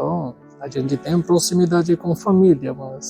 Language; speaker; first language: Portuguese; non-native, fluent; Tamil